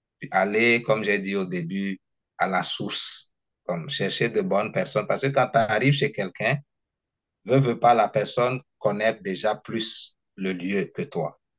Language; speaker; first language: French; non-native, local second language; Ewe